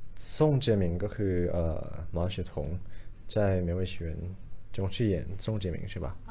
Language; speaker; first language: Chinese; non-native, learner; Thai